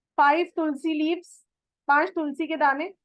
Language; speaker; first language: Hindi; native; Hindi